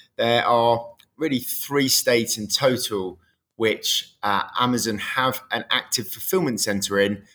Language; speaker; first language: English; native; English